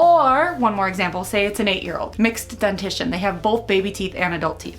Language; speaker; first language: English; native; English